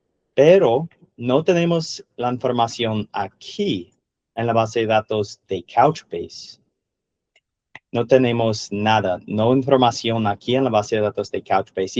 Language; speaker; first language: Spanish; non-native, learner; English